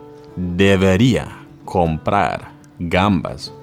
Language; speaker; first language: Spanish; non-native, learner; English